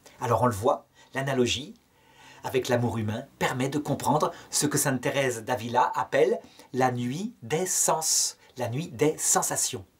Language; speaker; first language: French; native; French